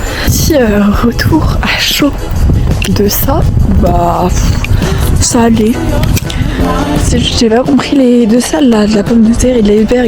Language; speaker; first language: French; native; French